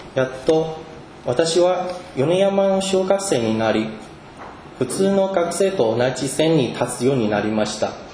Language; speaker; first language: Japanese; non-native, fluent; Chinese